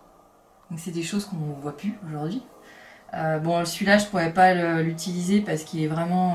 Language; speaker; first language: French; native; French